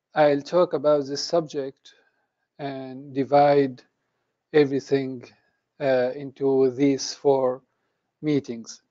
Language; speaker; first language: English; non-native, fluent; Arabic